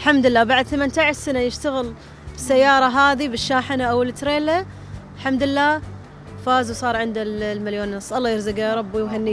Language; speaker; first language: Arabic; native; Arabic